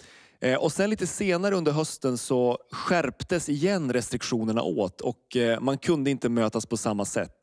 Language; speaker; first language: Swedish; native; Swedish